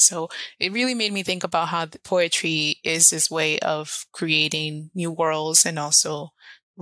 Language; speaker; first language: English; early bilingual, other home language; Spanish